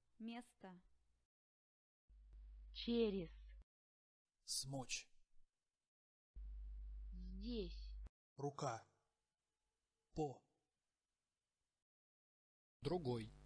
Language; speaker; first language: Russian; non-native, learner; English